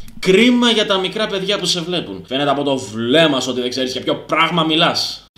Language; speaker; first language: Greek; early bilingual, other home language; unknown